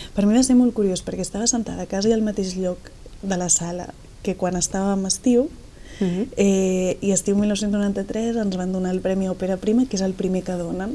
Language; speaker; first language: Catalan; native; Catalan